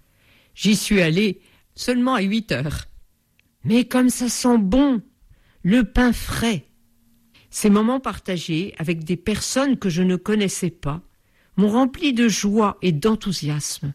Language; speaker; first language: French; native; French